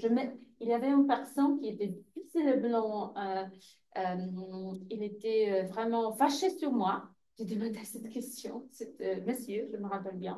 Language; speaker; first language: French; non-native, fluent; Polish